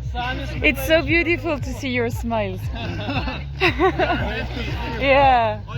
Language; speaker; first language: English; non-native, fluent; French